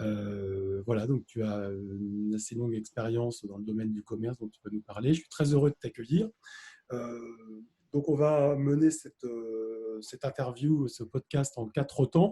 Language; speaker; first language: French; native; French